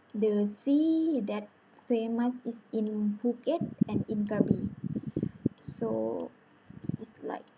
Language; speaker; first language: English; non-native, learner; Thai